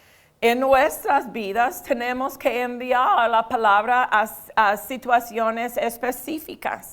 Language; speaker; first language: Spanish; non-native, fluent; English